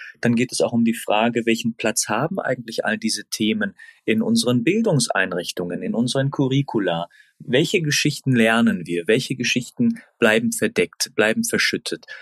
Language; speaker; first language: German; early bilingual, other home language; Turkish